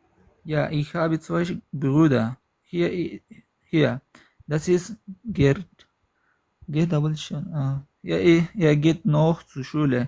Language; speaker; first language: German; non-native, learner; Pashto